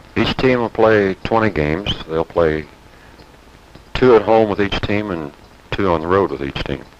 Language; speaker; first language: English; native; English